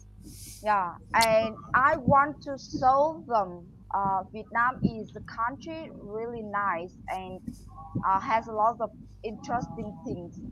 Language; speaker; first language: English; non-native, learner; Vietnamese